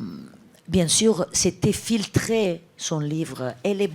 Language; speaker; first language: French; non-native, fluent; Italian